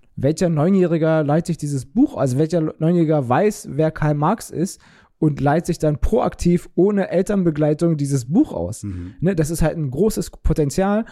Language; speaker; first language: German; early bilingual, other home language; Turkish